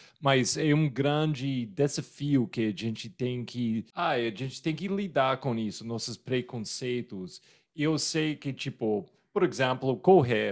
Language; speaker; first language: Portuguese; non-native, fluent; English